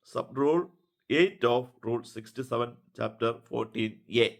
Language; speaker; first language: English; non-native, local second language; Malayalam